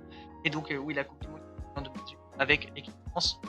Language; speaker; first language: French; native; French